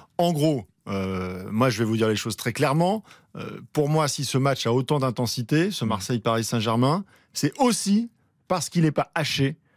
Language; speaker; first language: French; native; French